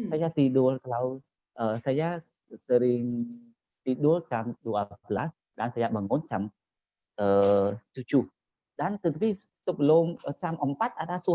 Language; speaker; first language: Indonesian; non-native, learner; Khmer